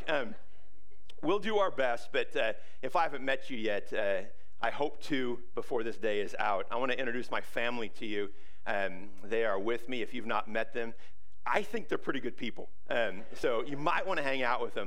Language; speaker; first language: English; native; English